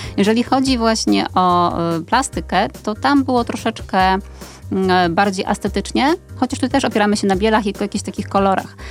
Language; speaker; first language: Polish; native; Polish